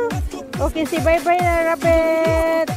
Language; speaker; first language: French; non-native, learner; Filipino